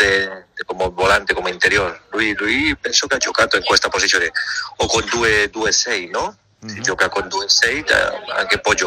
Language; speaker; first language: Italian; non-native, learner; Spanish